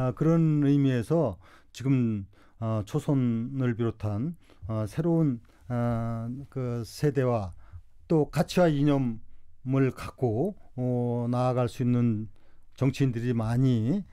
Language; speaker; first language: Korean; native; Korean